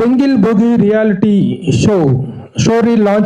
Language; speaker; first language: Telugu; native; Telugu